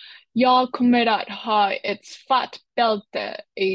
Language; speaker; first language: Swedish; non-native, learner; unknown